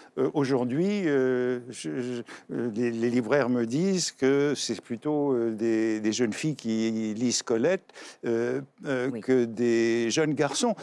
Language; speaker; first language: French; native; French